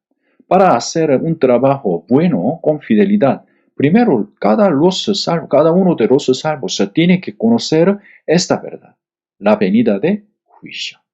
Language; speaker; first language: Spanish; non-native, fluent; Korean